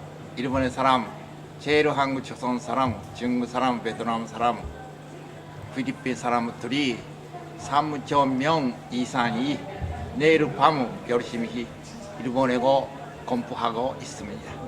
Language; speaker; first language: Korean; non-native, learner; Japanese